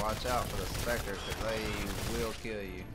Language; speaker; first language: English; native; English